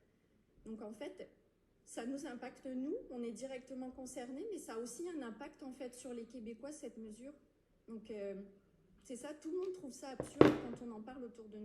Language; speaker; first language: French; native; French